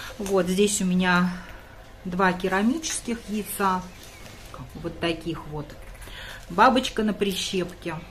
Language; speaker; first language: Russian; non-native, local second language; Latvian